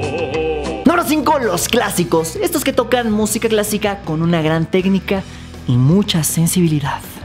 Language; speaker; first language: Spanish; native; Spanish